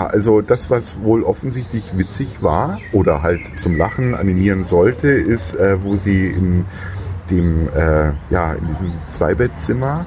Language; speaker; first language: German; native; German